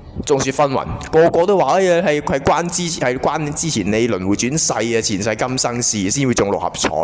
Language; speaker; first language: Cantonese; native; Cantonese